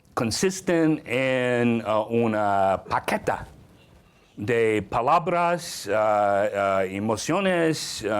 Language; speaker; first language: Spanish; non-native, learner; English